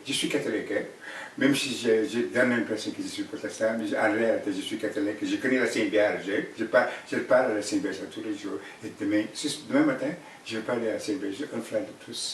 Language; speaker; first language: French; non-native, fluent; Cree